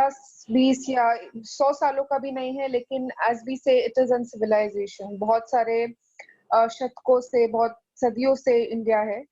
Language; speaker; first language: Hindi; native; Hindi